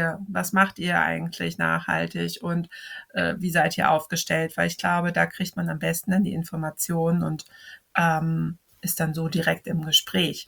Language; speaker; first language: German; native; German